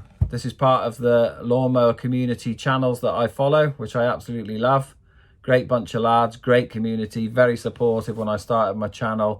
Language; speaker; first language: English; native; English